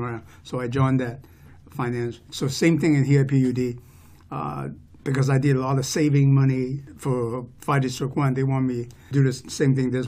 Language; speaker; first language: English; non-native, local second language; Cantonese